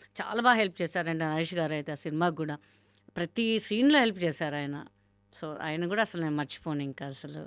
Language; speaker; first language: Telugu; non-native, local second language; Hindi